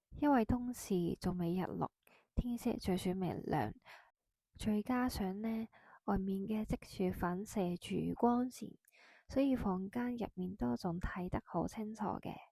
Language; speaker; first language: Cantonese; non-native, fluent; Japanese